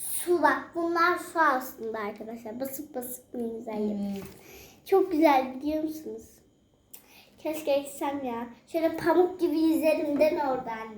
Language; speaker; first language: Turkish; native; Turkish